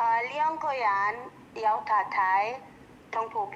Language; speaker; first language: Cantonese; non-native, learner; Indonesian